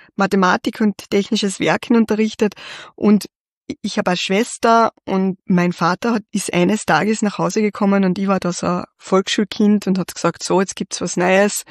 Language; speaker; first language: German; native; German